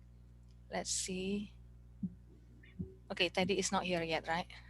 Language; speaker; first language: English; non-native, fluent; Indonesian